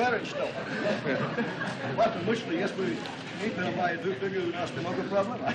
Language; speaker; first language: Russian; non-native, learner; English